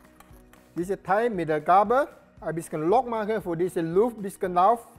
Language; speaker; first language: German; non-native, learner; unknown